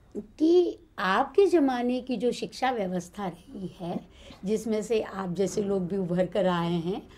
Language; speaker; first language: Hindi; native; Hindi